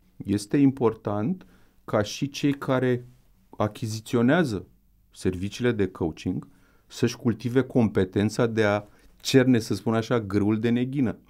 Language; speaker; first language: Romanian; native; Romanian